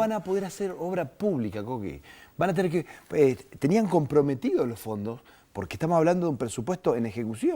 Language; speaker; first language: Spanish; native; Spanish